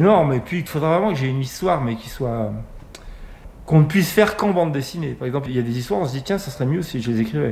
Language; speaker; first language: French; native; French